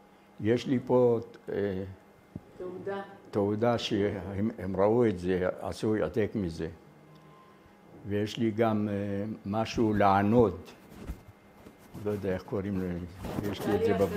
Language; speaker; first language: Hebrew; non-native, fluent; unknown